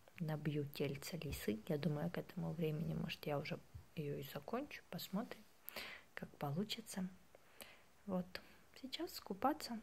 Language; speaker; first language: Russian; native; Russian